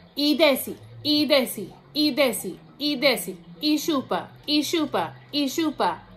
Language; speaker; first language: Portuguese; non-native, fluent; English